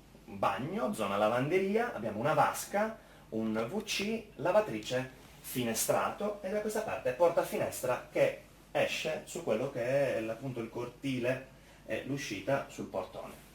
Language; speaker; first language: Italian; native; Italian